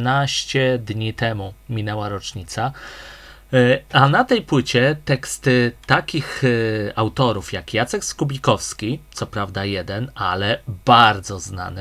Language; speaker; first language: Polish; native; Polish